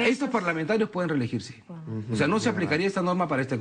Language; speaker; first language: Spanish; native; Spanish